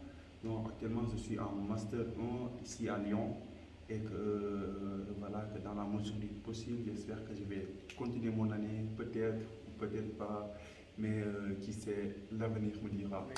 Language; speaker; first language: French; non-native, local second language; Wolof